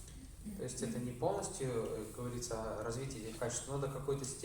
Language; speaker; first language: Russian; native; Russian